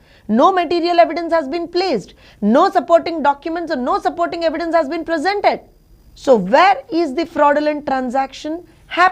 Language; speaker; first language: English; non-native, local second language; Telugu